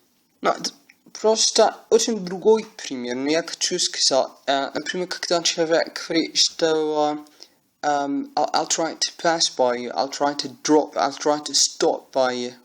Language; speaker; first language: Russian; non-native, learner; English